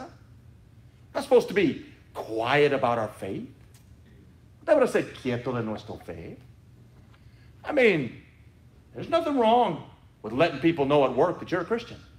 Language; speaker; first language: English; native; English